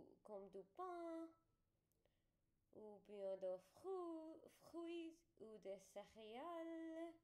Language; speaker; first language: French; non-native, learner; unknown